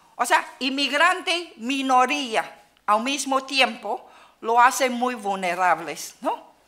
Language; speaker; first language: Spanish; non-native, fluent; Chinese